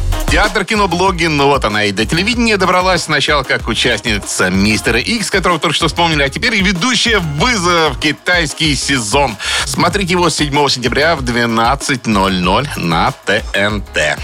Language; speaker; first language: Russian; native; Russian